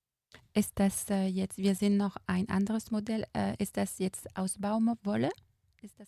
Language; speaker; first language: German; non-native, fluent; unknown